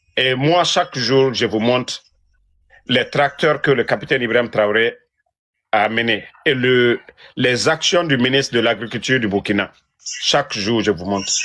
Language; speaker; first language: French; non-native, local second language; Mandingo